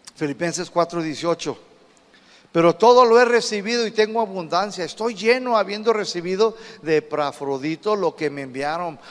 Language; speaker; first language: Spanish; early bilingual, heritage; Spanish